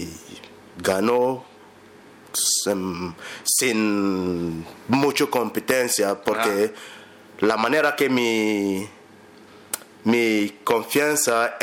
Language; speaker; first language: Spanish; non-native, learner; English